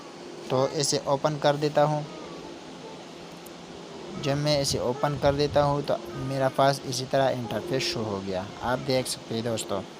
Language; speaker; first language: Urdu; non-native, local second language; Pashto